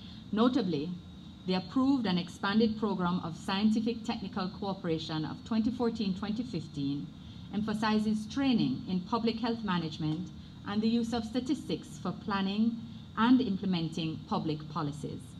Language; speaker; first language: English; native; English